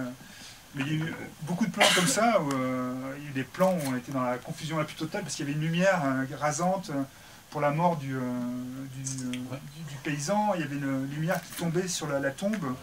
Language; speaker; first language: French; native; French